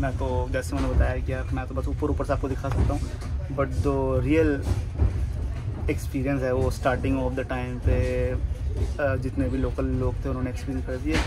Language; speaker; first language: Hindi; native; Hindi